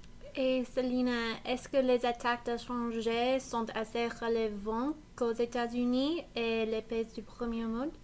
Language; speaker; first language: French; non-native, learner; English